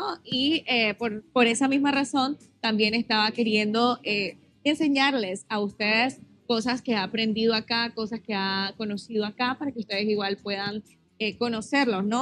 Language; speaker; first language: Spanish; native; Spanish